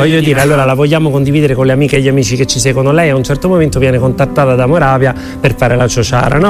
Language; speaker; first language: Italian; native; Italian